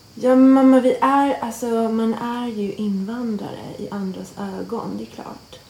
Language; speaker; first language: Swedish; early bilingual, other home language; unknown